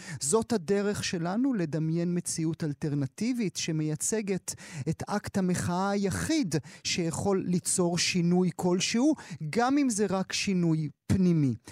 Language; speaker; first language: Hebrew; native; Hebrew